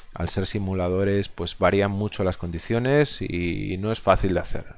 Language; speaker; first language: Spanish; non-native, local second language; Galician